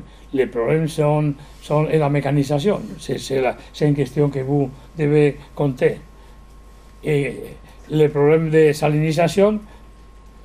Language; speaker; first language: French; non-native, learner; Spanish